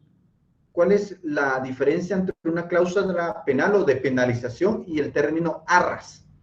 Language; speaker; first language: Spanish; native; Spanish